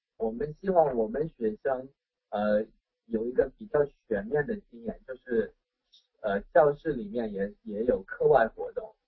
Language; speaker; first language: Chinese; non-native, fluent; English